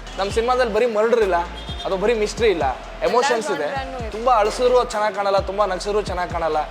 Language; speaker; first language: Kannada; native; Kannada